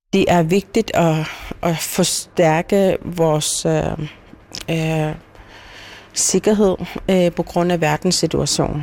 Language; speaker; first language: Danish; non-native, local second language; Kalaallisut